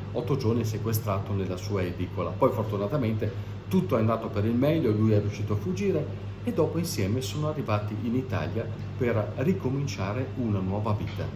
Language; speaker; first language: Italian; native; Italian